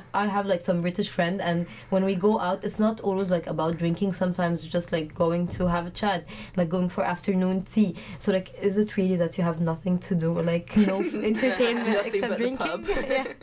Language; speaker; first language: English; non-native, fluent; Arabic